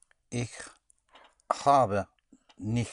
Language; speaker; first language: German; non-native, learner; English